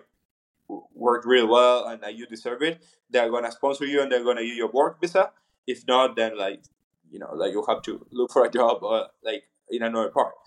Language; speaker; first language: English; non-native, fluent; Spanish